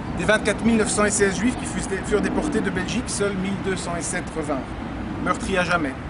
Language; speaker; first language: French; native; French